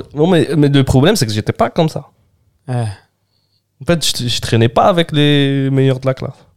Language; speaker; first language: French; non-native, local second language; Arabic